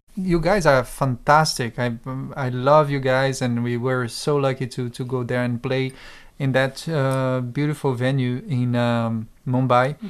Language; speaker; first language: English; non-native, fluent; Portuguese